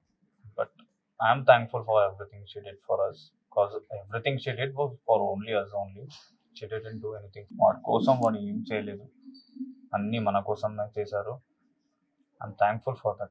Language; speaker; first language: Telugu; non-native, local second language; Kannada